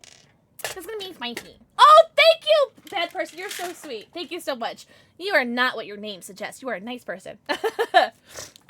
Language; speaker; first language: English; native; English